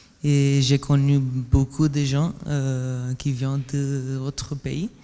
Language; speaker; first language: French; non-native, learner; Spanish